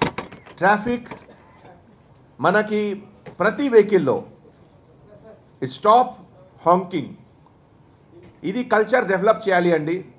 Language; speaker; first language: Telugu; non-native, fluent; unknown